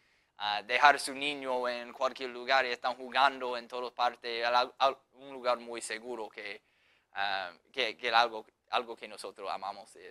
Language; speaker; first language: Spanish; non-native, fluent; English